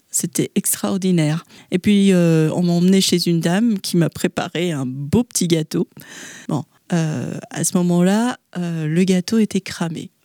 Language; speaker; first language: French; non-native, local second language; Malagasy